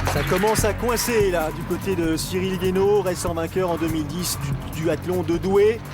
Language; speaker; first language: French; native; French